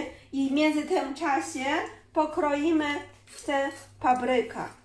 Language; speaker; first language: Polish; non-native, learner; Chinese